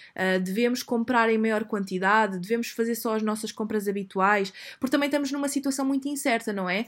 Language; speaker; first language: Portuguese; native; Portuguese